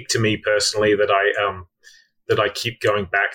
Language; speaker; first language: English; native; English